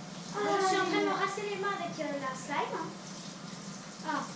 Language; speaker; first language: French; native; French